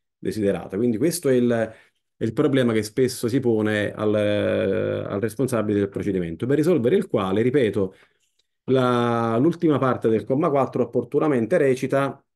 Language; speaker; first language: Italian; native; Italian